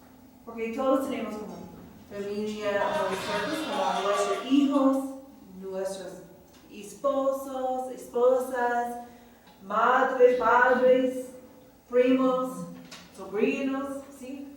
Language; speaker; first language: Spanish; non-native, fluent; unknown